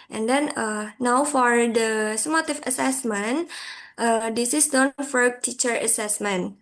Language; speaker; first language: English; non-native, learner; Indonesian